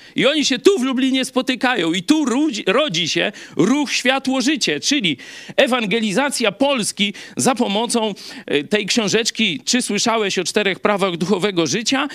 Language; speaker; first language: Polish; native; Polish